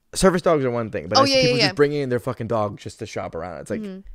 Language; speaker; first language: English; native; English